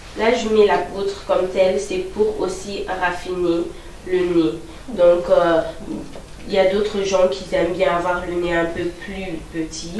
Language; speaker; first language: French; non-native, local second language; Lingala